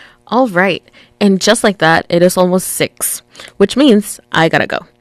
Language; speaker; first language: English; early bilingual, other home language; Spanish